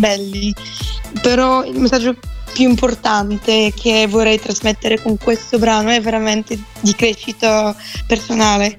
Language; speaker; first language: Italian; non-native, fluent; Bulgarian